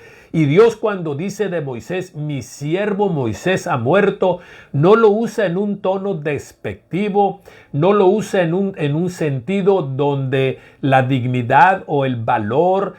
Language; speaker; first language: Spanish; native; Spanish